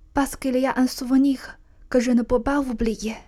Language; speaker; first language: French; non-native, fluent; Chinese